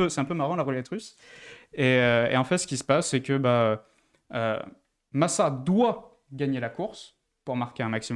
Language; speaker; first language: French; native; French